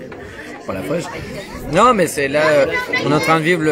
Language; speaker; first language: French; native; French